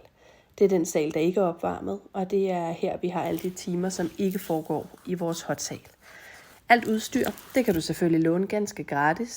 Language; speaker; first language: Danish; native; Danish